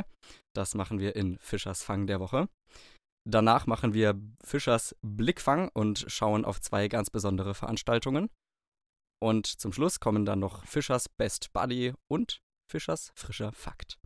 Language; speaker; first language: German; native; German